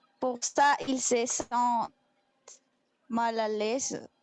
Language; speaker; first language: French; non-native, learner; Spanish